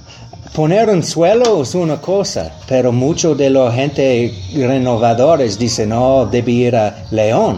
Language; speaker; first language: Spanish; non-native, learner; English